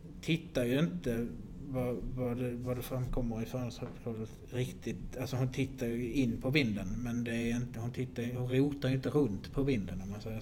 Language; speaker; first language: Swedish; native; Swedish